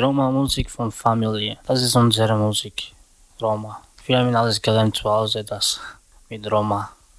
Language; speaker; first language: German; non-native, learner; Romany